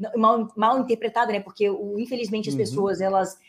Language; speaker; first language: Portuguese; native; Portuguese